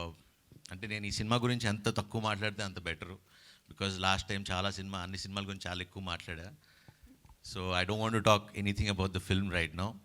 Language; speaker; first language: Telugu; native; Telugu